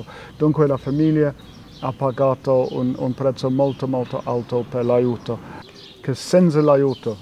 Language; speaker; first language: Italian; non-native, fluent; English